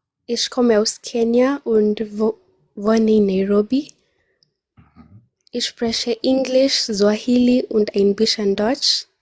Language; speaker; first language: German; non-native, learner; Swahili